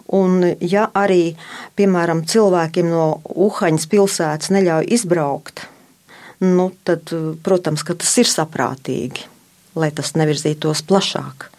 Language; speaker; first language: Latvian; native; Latvian